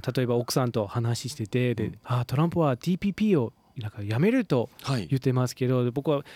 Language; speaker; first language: Japanese; non-native, fluent; English